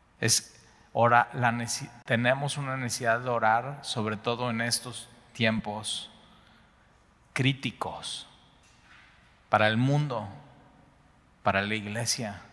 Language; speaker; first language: Spanish; native; Spanish